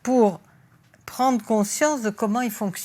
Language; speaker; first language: French; native; French